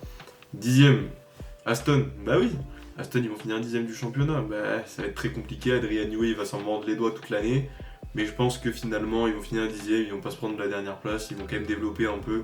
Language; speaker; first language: French; native; French